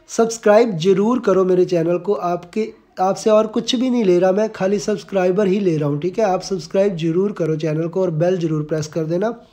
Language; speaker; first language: Hindi; non-native, local second language; Punjabi